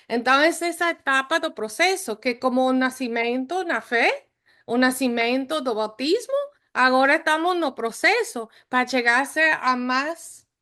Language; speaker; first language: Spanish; non-native, fluent; English